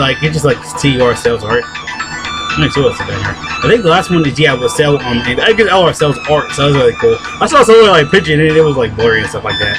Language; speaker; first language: English; native; English